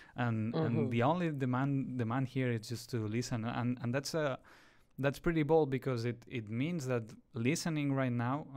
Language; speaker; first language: English; non-native, fluent; Spanish